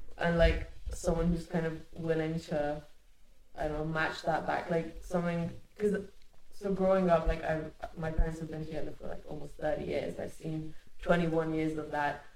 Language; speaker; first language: English; early bilingual, other home language; Hungarian